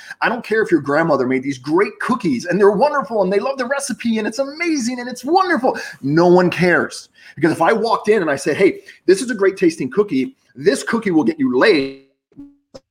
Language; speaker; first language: English; native; English